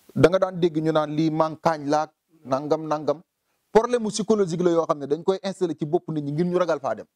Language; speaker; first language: Wolof; native; Wolof